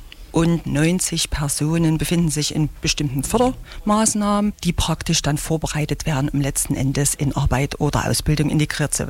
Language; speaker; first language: German; native; German